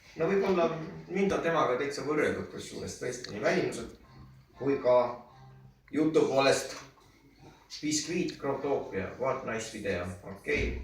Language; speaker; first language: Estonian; native; Estonian